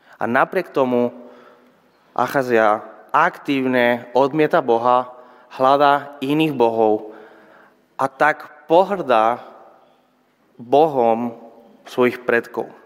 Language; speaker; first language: Slovak; non-native, fluent; Spanish